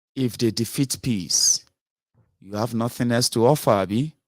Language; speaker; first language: English; non-native, local second language; Yoruba